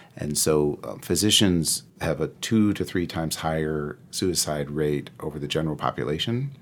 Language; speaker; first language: English; native; English